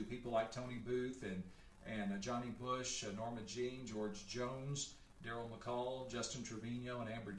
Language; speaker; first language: English; native; English